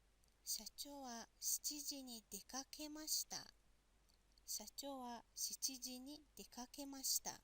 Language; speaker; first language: Japanese; non-native, fluent; Mongolian